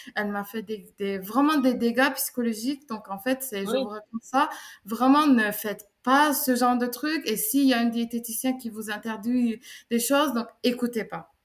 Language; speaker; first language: French; non-native, fluent; Turkish